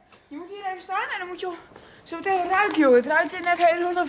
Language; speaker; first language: Dutch; native; Dutch